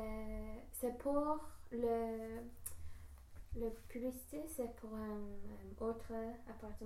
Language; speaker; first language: French; non-native, learner; English